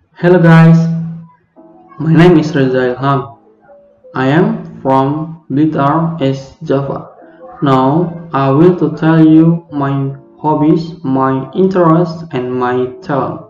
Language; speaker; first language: English; non-native, learner; Indonesian